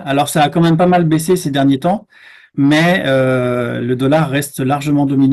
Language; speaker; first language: French; native; French